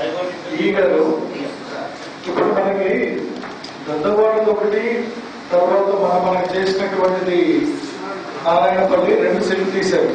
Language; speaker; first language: Telugu; native; Telugu